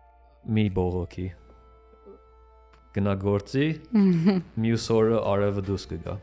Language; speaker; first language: Armenian; early bilingual, heritage; Armenian